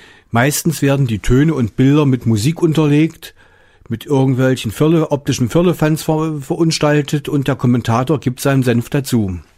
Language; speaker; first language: German; native; German